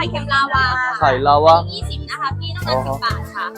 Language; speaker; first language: Thai; native; Thai